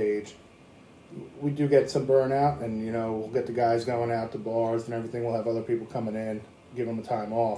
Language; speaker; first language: English; native; English